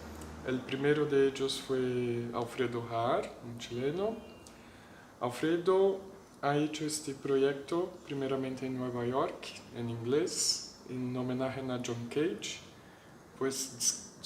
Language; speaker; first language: Spanish; non-native, fluent; Portuguese